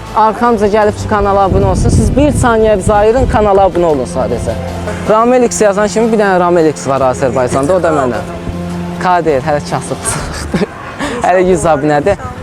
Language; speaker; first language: Azerbaijani; native; Azerbaijani